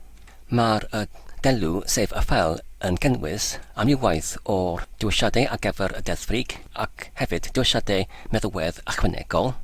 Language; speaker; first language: Welsh; non-native, learner; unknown